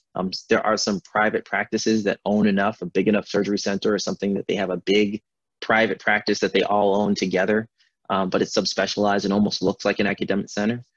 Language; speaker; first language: English; native; English